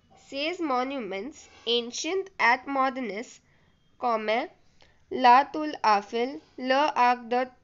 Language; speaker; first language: French; non-native, fluent; Hindi